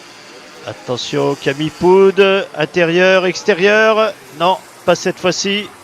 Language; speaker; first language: French; native; French